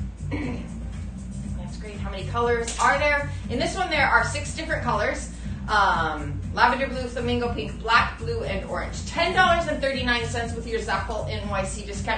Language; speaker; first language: English; native; English